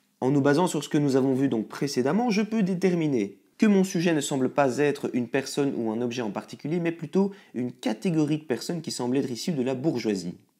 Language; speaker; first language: French; native; French